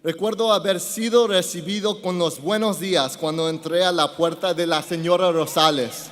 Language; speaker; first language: Spanish; early bilingual, heritage; Spanish